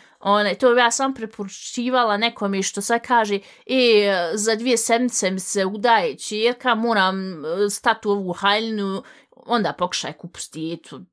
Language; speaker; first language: Bosnian; early bilingual, heritage; Bosnian